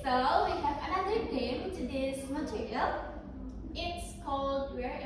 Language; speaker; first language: English; non-native, fluent; Indonesian